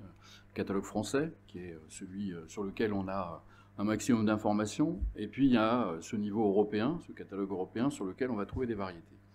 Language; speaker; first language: French; native; French